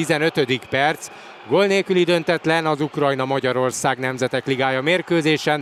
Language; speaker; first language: Hungarian; native; Hungarian